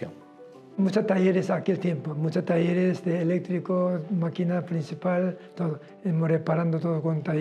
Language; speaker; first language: Spanish; non-native, learner; Korean